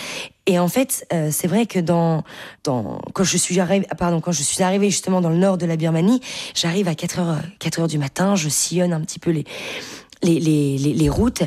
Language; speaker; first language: French; native; French